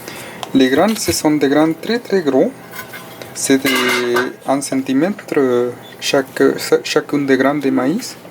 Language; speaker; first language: French; non-native, fluent; Spanish